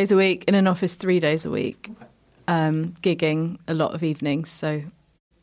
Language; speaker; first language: English; native; English